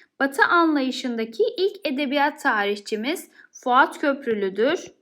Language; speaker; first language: Turkish; native; Turkish